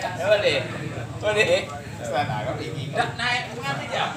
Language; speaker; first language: Indonesian; native; Indonesian